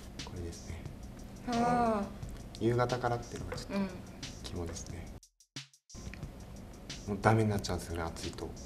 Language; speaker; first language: Japanese; native; Japanese